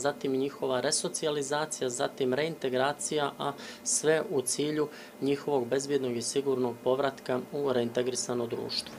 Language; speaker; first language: Serbian; native; Serbian